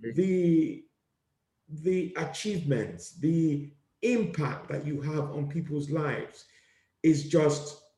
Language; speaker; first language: English; non-native, fluent; Italian